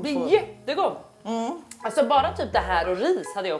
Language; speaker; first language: Swedish; native; Swedish